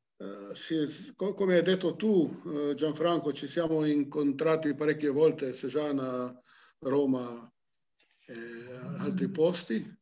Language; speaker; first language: Italian; non-native, local second language; Slovenian